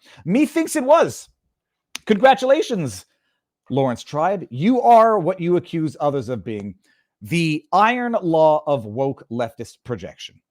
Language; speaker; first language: English; native; English